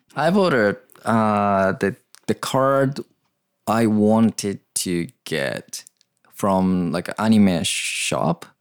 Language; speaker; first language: English; non-native, learner; Japanese